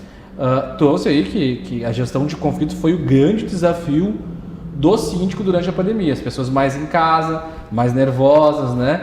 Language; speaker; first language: Portuguese; native; Portuguese